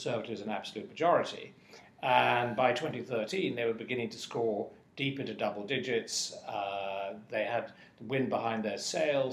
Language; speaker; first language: English; native; English